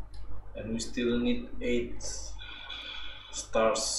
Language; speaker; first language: English; non-native, learner; Indonesian